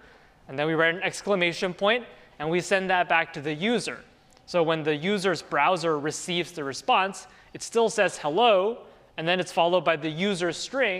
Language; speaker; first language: English; native; English